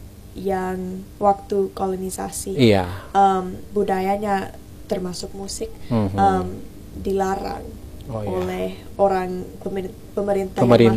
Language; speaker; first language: Indonesian; early bilingual, heritage; English